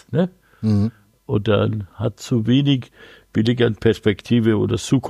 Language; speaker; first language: German; non-native, learner; Persian